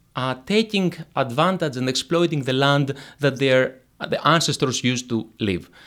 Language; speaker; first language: English; non-native, fluent; Greek